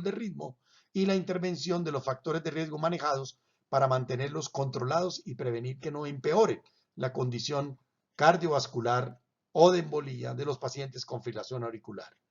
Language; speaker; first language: Spanish; native; Spanish